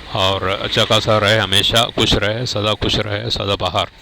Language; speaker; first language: Hindi; non-native, local second language; Malayalam